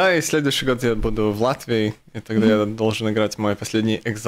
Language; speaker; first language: Russian; non-native, local second language; Latvian